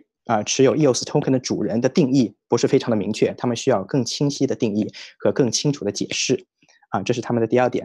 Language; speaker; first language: Chinese; native; Chinese